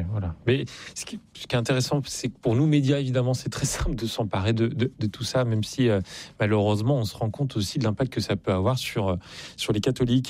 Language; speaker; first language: French; native; French